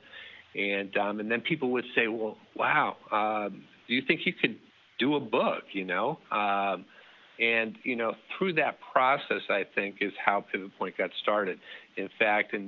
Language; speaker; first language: English; early bilingual, other home language; Dutch